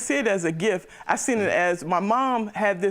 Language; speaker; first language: English; native; English